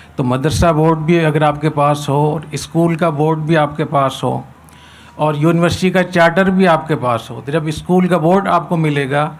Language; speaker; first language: Urdu; native; Urdu